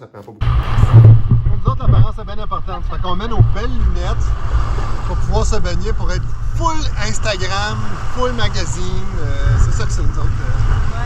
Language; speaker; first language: French; native; French